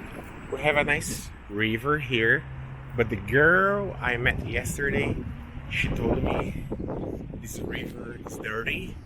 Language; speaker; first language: English; non-native, local second language; Portuguese